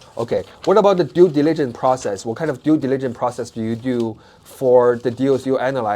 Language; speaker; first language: English; non-native, fluent; Chinese